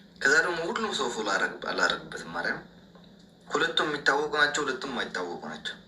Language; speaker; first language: Amharic; native; Amharic